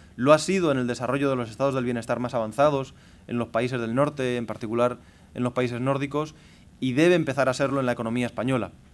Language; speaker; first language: Spanish; native; Spanish